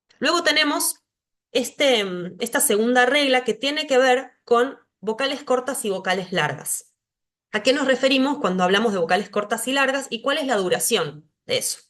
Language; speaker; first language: Spanish; native; Spanish